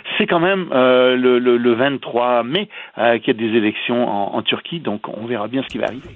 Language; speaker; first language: French; native; French